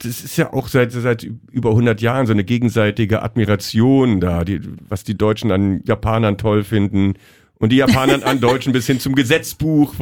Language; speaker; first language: German; native; German